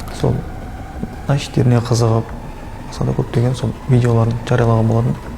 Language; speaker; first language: Kazakh; non-native, local second language; Tajik